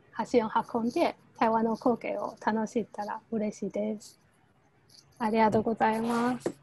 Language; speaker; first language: Japanese; non-native, fluent; Chinese